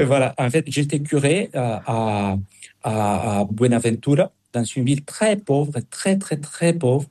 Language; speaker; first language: French; non-native, fluent; Spanish